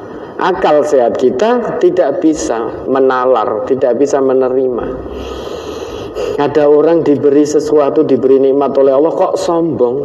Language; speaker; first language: Indonesian; non-native, local second language; Javanese